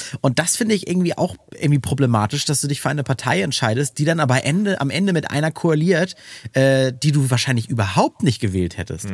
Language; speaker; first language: German; native; German